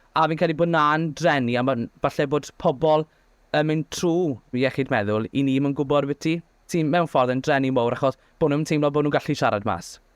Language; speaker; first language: Welsh; native; Welsh